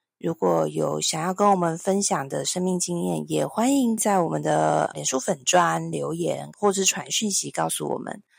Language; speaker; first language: Chinese; native; Chinese